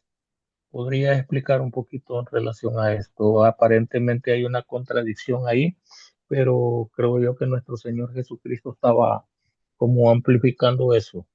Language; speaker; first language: Spanish; native; Spanish